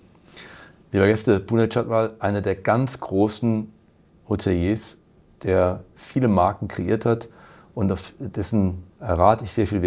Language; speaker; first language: German; native; German